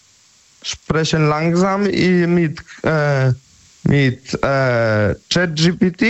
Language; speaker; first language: German; non-native, learner; Polish